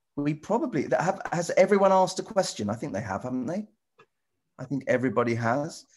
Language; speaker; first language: English; native; English